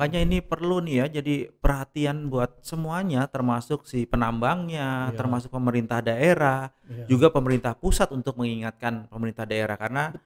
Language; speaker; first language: Indonesian; native; Indonesian